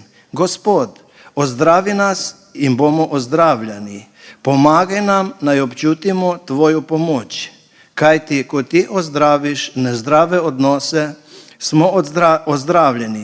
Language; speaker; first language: Slovenian; native; Slovenian